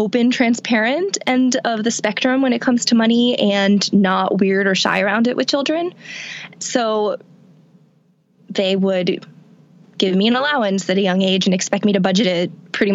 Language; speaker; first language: English; native; English